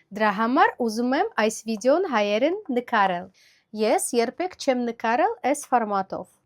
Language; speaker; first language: Armenian; early bilingual, heritage; Russian